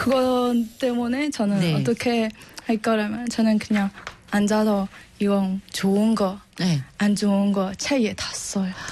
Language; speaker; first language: Korean; non-native, learner; Burmese